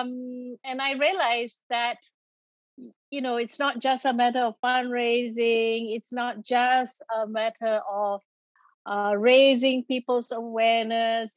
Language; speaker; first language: English; non-native, local second language; Malay